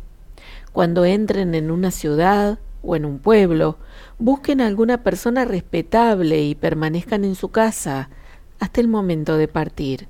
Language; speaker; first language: Spanish; native; Spanish